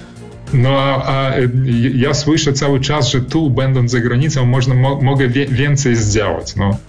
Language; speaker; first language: Polish; early bilingual, heritage; Polish